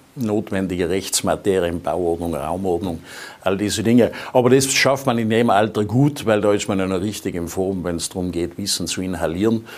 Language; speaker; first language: German; native; German